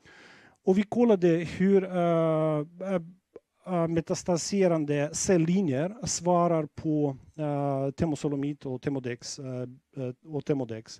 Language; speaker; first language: Swedish; non-native, fluent; Russian